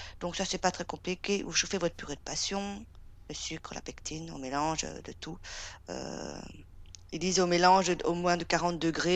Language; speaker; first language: French; native; French